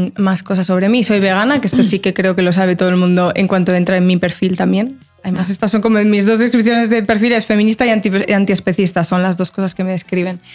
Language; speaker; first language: Spanish; early bilingual, other home language; Portuguese